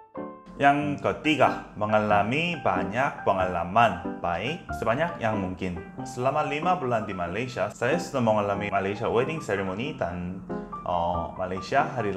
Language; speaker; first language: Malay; non-native, learner; Korean